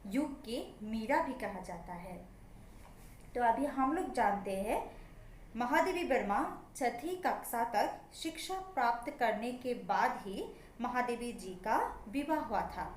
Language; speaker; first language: Hindi; non-native, local second language; Assamese